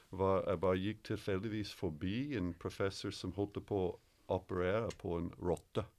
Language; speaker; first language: Norwegian; non-native, fluent; English